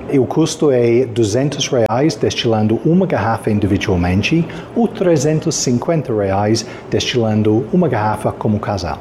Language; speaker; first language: Portuguese; non-native, fluent; English